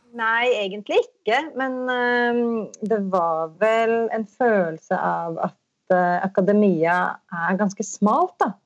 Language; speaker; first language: Norwegian; native; Norwegian